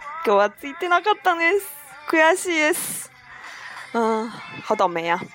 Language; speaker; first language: Japanese; non-native, fluent; Chinese